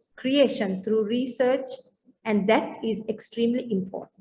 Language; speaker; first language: English; non-native, local second language; Sinhala